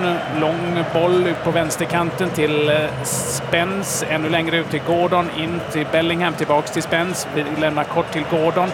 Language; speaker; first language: Swedish; native; Swedish